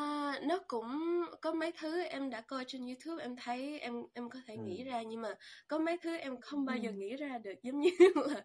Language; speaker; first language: Vietnamese; early bilingual, heritage; Vietnamese